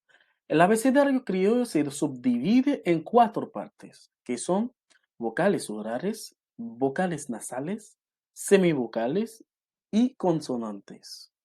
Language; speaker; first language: Spanish; non-native, local second language; Haitian Creole